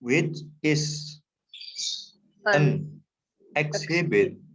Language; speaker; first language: English; non-native, fluent; Indonesian